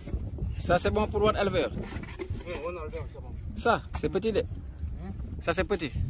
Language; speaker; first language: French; non-native, learner; Korean